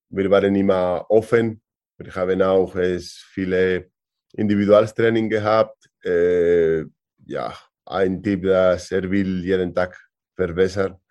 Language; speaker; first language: German; non-native, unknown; Spanish